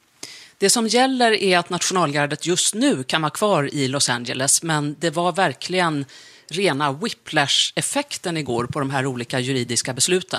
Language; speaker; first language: Swedish; native; Swedish